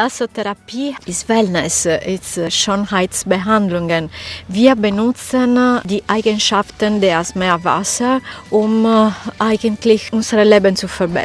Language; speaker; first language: German; non-native, fluent; Italian